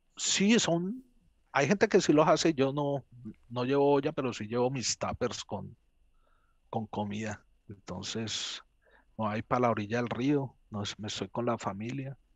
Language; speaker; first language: Spanish; native; Spanish